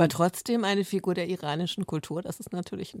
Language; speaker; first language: German; native; German